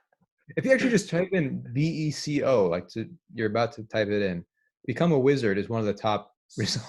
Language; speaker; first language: English; native; English